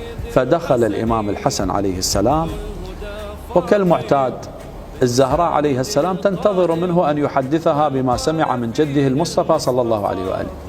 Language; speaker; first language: Arabic; native; Arabic